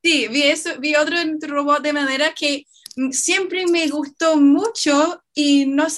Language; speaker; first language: Spanish; non-native, fluent; English